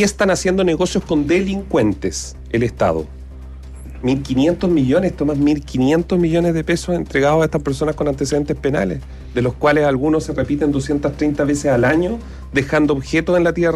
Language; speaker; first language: Spanish; native; Spanish